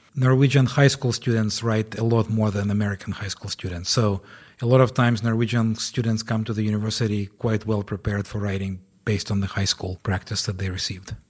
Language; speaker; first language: English; non-native, fluent; Ukrainian